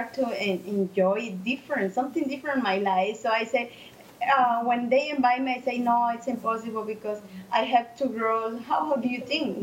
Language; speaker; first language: English; non-native, learner; Spanish